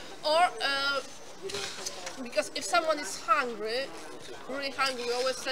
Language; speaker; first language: English; non-native, fluent; Polish